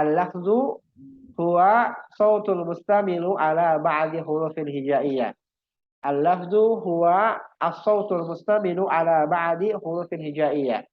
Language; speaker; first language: Arabic; non-native, fluent; Indonesian